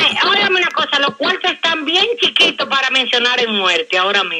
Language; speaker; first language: Spanish; native; Spanish